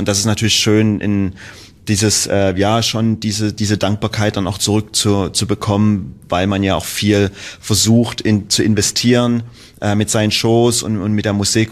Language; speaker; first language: German; native; German